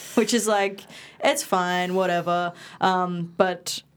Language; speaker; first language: English; non-native, local second language; Indonesian